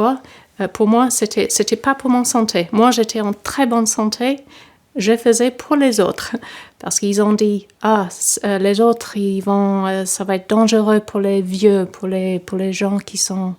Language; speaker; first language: French; non-native, fluent; English